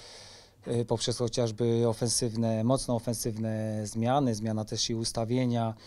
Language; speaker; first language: Polish; native; Polish